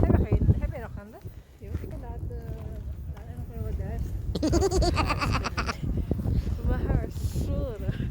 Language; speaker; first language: Dutch; non-native, fluent; Filipino